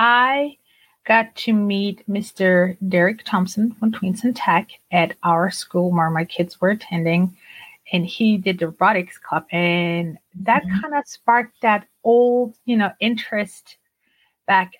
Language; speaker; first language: English; non-native, fluent; Turkish